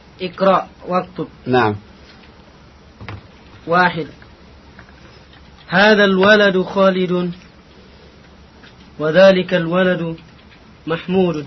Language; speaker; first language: Arabic; non-native, learner; Indonesian